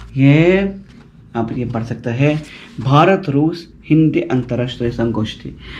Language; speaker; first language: Hindi; non-native, fluent; Russian